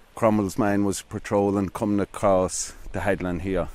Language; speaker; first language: English; native; English